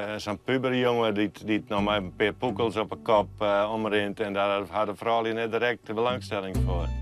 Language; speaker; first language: Dutch; non-native, local second language; Western Frisian